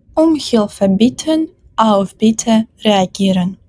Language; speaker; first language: German; non-native, fluent; Ukrainian